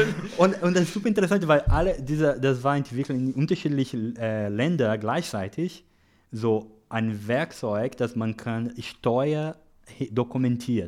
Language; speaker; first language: German; non-native, learner; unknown